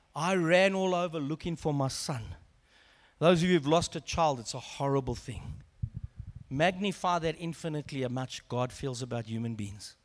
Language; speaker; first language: English; native; English